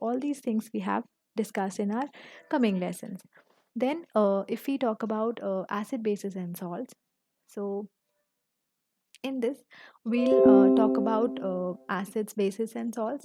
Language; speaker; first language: English; non-native, local second language; Hindi